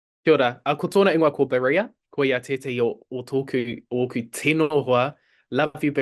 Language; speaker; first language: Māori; non-native, local second language; English